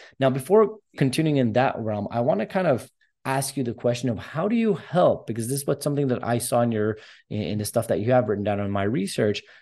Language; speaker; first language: English; early bilingual, other home language; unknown